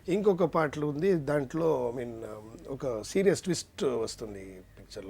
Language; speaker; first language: Telugu; non-native, learner; Kannada